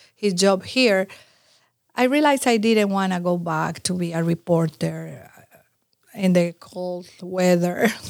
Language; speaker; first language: English; non-native, fluent; Spanish